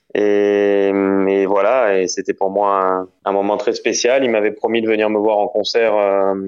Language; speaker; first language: French; native; French